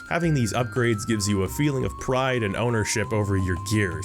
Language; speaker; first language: English; native; English